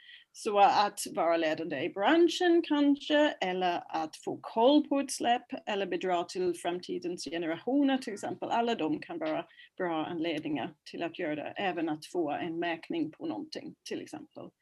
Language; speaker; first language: Swedish; non-native, fluent; English